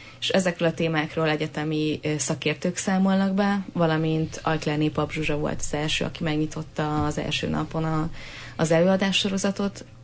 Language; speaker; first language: Hungarian; native; Hungarian